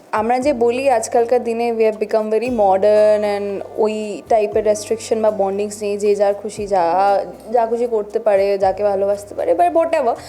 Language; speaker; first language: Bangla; non-native, local second language; Punjabi